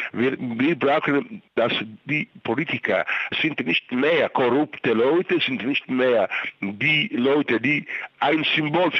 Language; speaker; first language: German; non-native, fluent; Italian